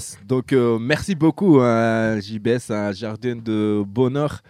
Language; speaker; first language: French; native; French